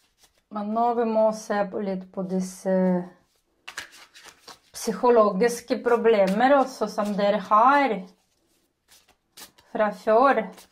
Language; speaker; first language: Norwegian; non-native, learner; Ukrainian